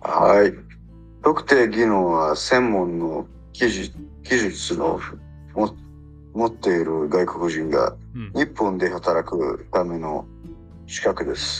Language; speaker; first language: Japanese; non-native, learner; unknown